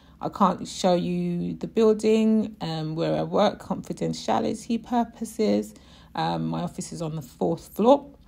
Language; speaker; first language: English; native; English